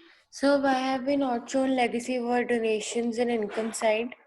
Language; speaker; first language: English; non-native, local second language; Hindi